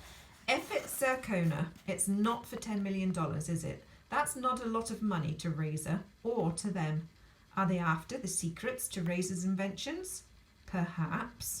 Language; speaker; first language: English; native; English